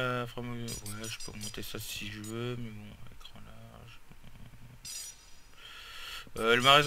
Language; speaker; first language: French; native; French